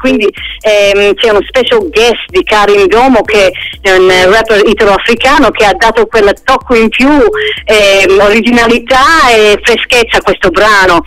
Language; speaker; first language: Italian; early bilingual, heritage; English